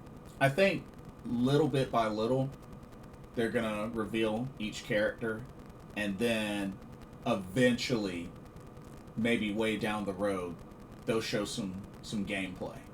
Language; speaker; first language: English; native; English